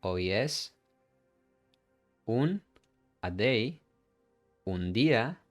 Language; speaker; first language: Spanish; non-native, fluent; English